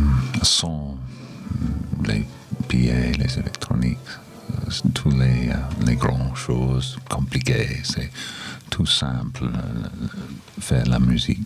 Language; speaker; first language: French; non-native, learner; English